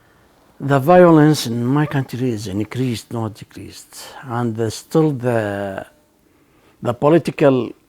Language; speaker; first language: English; non-native, learner; Arabic